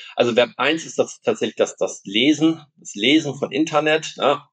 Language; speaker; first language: German; non-native, local second language; Low German